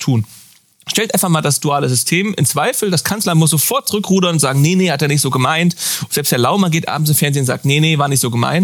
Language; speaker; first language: German; native; German